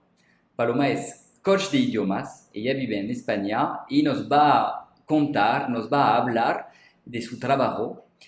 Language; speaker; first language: Spanish; non-native, fluent; French